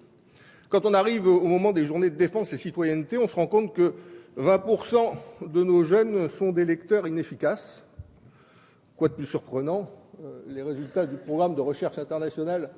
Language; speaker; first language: French; native; French